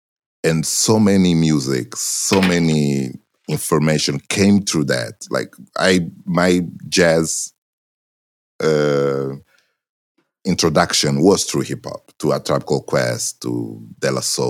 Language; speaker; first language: English; non-native, fluent; Portuguese